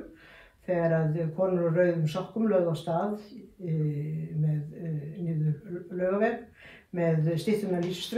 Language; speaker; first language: Icelandic; native; Icelandic